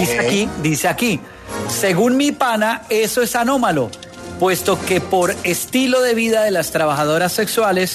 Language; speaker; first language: Spanish; native; Spanish